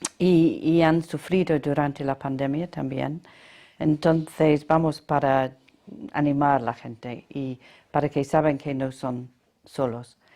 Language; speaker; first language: Spanish; non-native, fluent; English